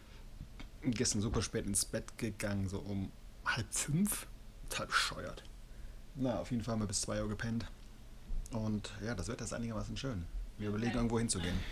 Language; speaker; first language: German; native; German